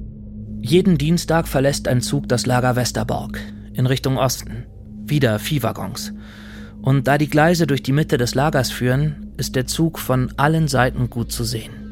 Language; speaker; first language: German; native; German